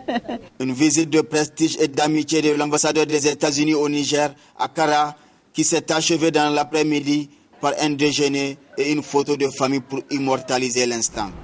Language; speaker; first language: French; native; French